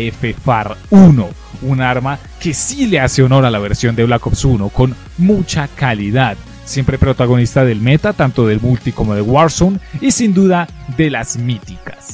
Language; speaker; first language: Spanish; native; Spanish